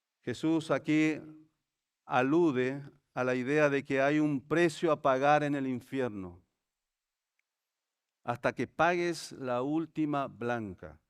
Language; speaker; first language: Spanish; native; Spanish